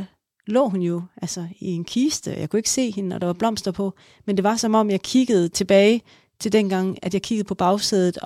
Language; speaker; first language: Danish; native; Danish